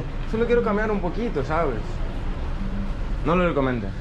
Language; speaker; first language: Spanish; non-native, learner; Greek